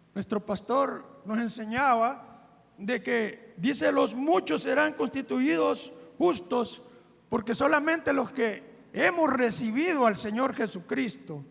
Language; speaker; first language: Spanish; native; Spanish